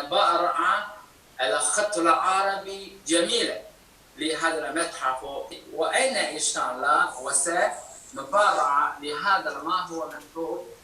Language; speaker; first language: Arabic; non-native, fluent; Chinese